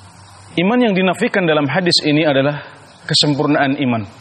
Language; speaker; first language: Indonesian; native; Indonesian